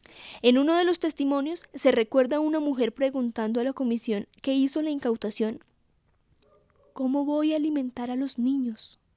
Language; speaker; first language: Spanish; native; Spanish